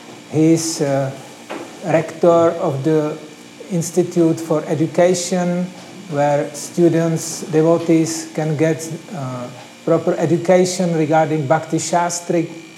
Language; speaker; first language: English; non-native, fluent; Czech